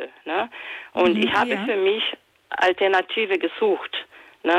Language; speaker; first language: German; non-native, fluent; Portuguese